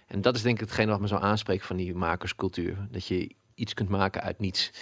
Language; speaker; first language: Dutch; early bilingual, other home language; Arabic